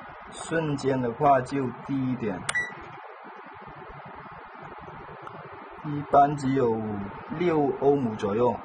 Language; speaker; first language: Chinese; native; Chinese